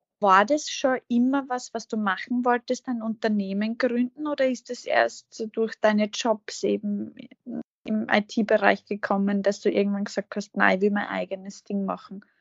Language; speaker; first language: German; native; German